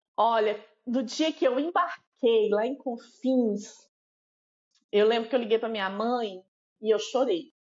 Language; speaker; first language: Portuguese; native; Portuguese